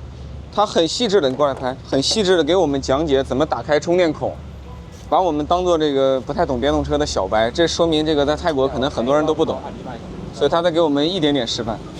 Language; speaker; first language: Chinese; native; Chinese